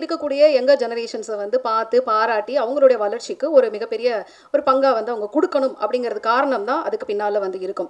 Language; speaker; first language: Tamil; native; Tamil